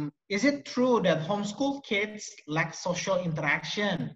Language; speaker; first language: English; non-native, fluent; Indonesian